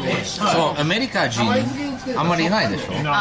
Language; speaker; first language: Japanese; non-native, learner; English